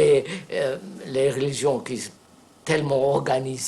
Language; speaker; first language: French; non-native, fluent; Telugu